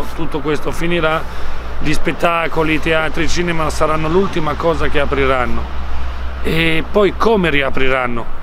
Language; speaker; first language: Italian; native; Italian